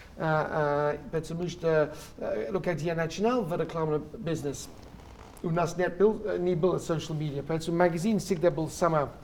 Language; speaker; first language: Russian; non-native, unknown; English